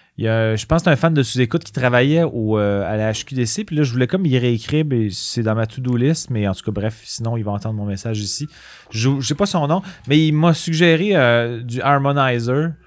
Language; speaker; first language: French; native; French